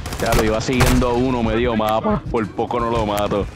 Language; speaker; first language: Spanish; native; Spanish